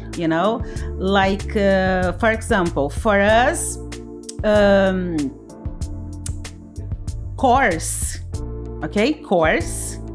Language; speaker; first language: English; non-native, fluent; Portuguese